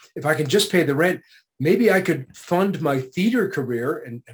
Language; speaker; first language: English; native; English